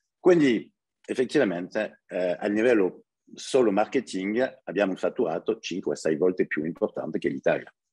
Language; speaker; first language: Italian; early bilingual, heritage; French